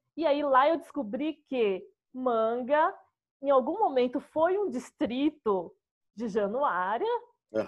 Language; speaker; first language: Portuguese; native; Portuguese